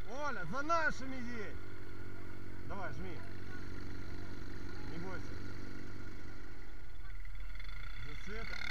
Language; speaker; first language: Russian; native; Russian